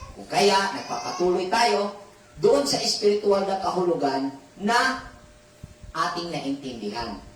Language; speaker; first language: Filipino; non-native, local second language; Cebuano